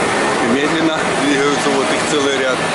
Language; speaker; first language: Russian; native; Russian